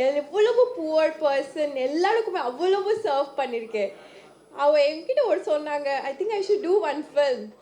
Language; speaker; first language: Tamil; non-native, learner; Malayalam